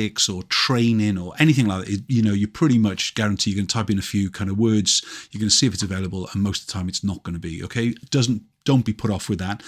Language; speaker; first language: English; native; English